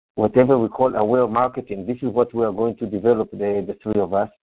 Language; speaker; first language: English; non-native, fluent; Hebrew